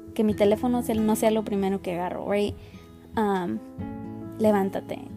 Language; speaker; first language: Spanish; early bilingual, heritage; Spanish